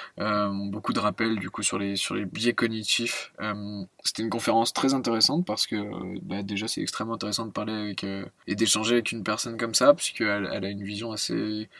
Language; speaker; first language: French; native; French